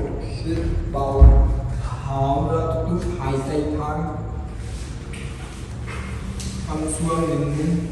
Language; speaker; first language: Vietnamese; non-native, learner; Hindi